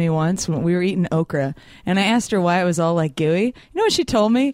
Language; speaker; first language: English; native; English